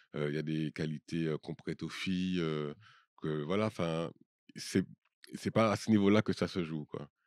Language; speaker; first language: French; native; French